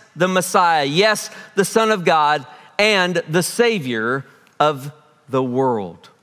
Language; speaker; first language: English; native; English